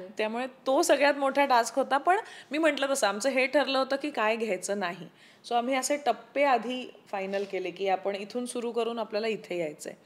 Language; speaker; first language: Marathi; native; Marathi